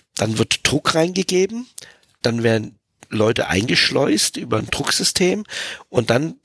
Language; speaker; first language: German; native; German